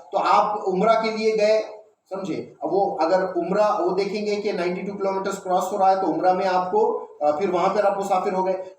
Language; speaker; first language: Urdu; native; Urdu